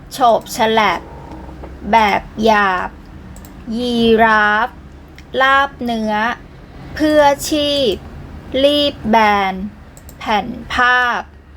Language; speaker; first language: Thai; native; Thai